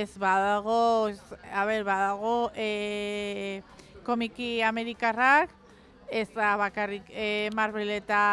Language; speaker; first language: Basque; non-native, local second language; Spanish